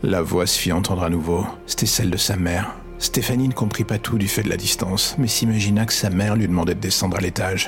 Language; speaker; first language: French; native; French